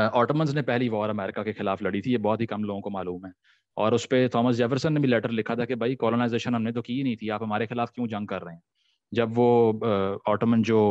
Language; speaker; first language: Urdu; native; Urdu